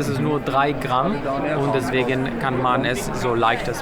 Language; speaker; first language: German; non-native, fluent; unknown